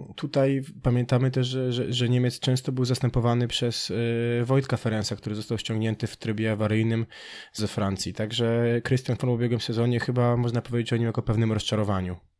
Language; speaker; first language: Polish; native; Polish